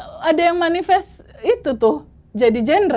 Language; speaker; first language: Indonesian; native; Indonesian